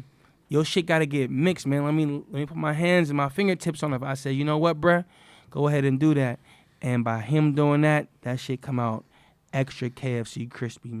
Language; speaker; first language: English; native; English